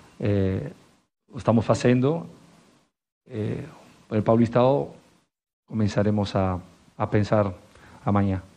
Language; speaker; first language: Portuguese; non-native, learner; Spanish